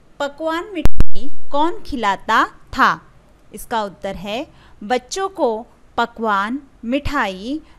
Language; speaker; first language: Hindi; non-native, local second language; Marathi